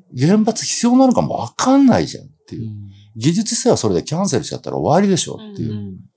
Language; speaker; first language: Japanese; native; Japanese